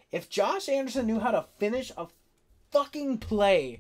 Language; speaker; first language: English; native; English